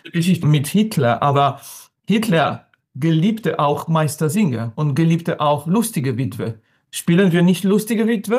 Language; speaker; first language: German; non-native, fluent; French